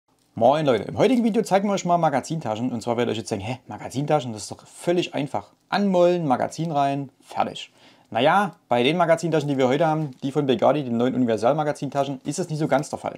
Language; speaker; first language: German; native; German